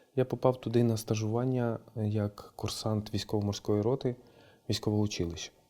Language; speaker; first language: Ukrainian; non-native, local second language; Russian